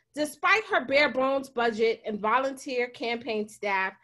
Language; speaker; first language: English; native; English